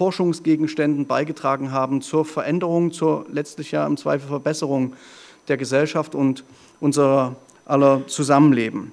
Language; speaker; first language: German; native; German